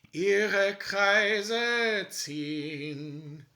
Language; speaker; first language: German; non-native, fluent; English